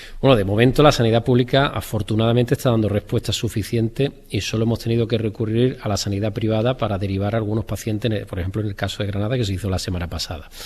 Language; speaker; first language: Spanish; native; Spanish